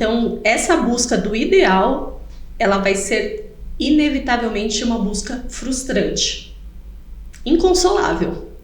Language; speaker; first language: Portuguese; native; Portuguese